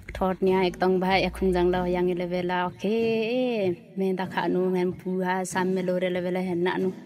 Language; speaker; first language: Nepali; non-native, local second language; Limbu